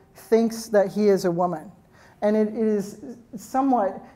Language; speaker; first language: English; native; English